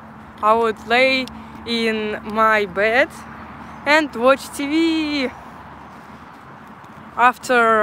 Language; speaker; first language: English; non-native, learner; Russian